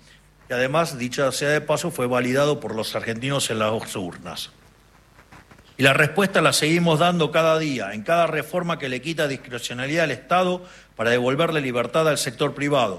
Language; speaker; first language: Spanish; native; Spanish